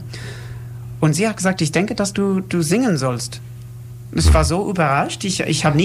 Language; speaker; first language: German; non-native, learner; English